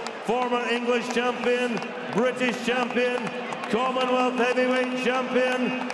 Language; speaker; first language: English; native; English